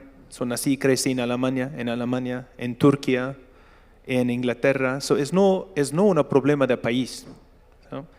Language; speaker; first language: Spanish; non-native, learner; Turkish